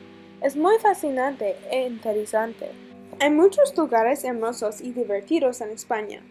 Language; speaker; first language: Spanish; non-native, learner; English